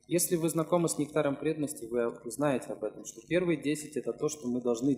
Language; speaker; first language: Russian; native; Russian